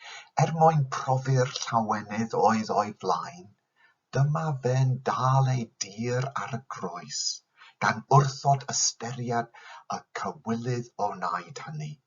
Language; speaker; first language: Welsh; non-native, fluent; English